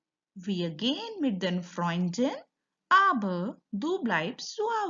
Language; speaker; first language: German; non-native, fluent; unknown